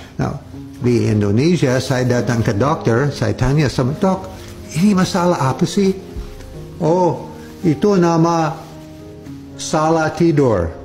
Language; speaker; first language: Indonesian; non-native, fluent; English